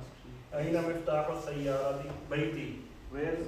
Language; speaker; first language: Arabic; non-native, fluent; Urdu